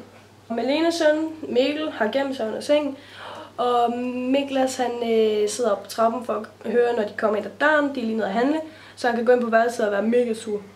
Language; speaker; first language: Danish; native; Danish